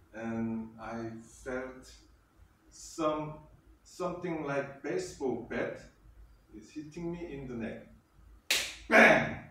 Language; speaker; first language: English; non-native, fluent; Korean